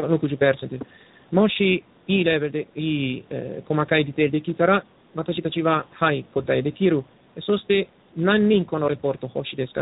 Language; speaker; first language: Japanese; non-native, learner; Italian